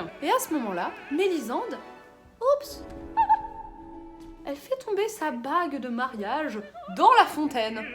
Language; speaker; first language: French; native; French